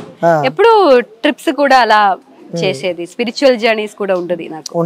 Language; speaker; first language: Telugu; non-native, fluent; Malayalam